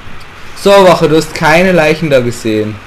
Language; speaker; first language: German; native; German